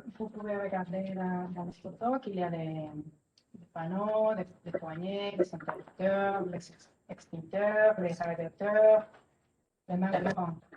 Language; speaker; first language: French; non-native, fluent; Spanish